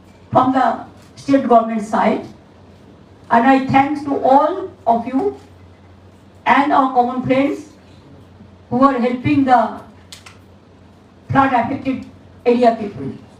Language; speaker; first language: English; non-native, local second language; Bangla